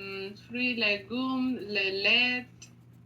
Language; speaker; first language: French; non-native, learner; Spanish